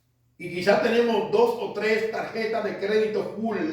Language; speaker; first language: Spanish; native; Spanish